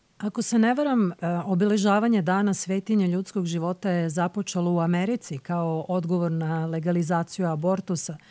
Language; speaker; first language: Serbian; native; Serbian